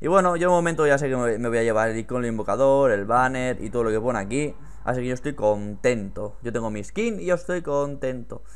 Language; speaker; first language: Spanish; native; Spanish